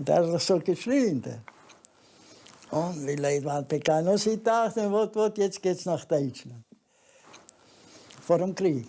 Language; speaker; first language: German; early bilingual, heritage; German